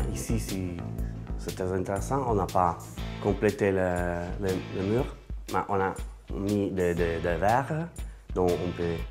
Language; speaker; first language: French; non-native, learner; Italian